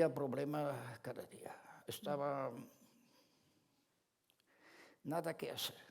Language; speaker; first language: Spanish; non-native, fluent; Ladino